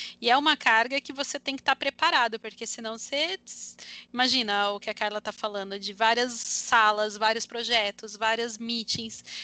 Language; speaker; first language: Portuguese; native; Portuguese